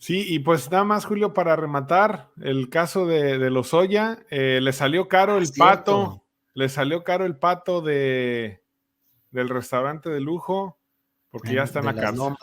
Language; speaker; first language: Spanish; native; Spanish